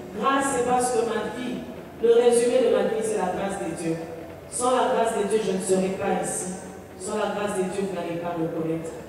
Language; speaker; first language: French; non-native, local second language; Lingala